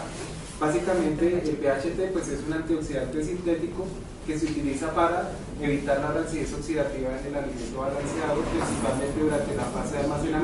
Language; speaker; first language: Spanish; native; Spanish